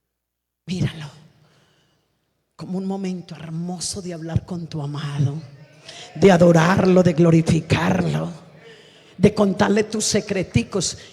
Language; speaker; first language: Spanish; native; Spanish